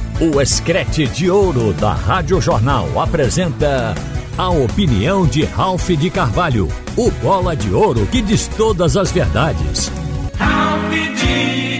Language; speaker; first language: Portuguese; native; Portuguese